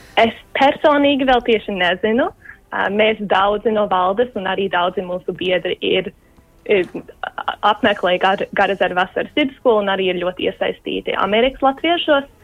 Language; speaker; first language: Latvian; early bilingual, heritage; Latvian